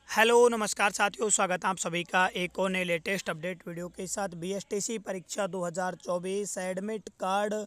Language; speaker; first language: Hindi; native; Hindi